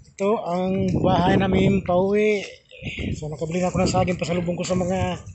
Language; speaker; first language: Filipino; non-native, local second language; Cebuano